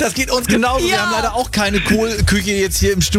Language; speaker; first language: German; native; German